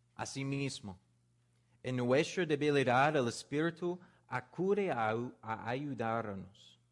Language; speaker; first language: Spanish; non-native, learner; English